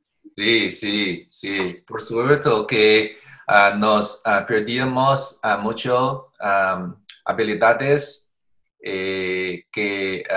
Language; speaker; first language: Spanish; non-native, learner; Chinese